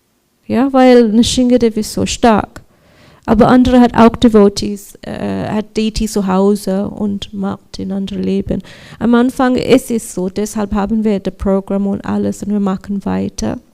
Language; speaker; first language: German; non-native, learner; English